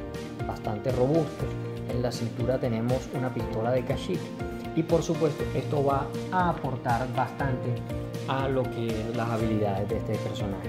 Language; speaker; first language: Spanish; native; Spanish